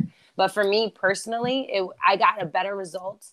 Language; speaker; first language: English; non-native, fluent; German